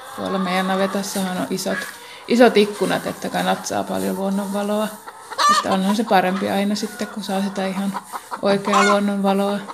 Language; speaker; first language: Finnish; native; Finnish